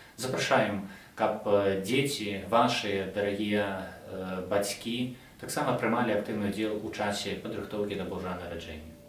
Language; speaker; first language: Belarusian; non-native, local second language; Russian